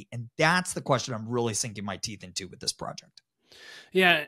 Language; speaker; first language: English; native; English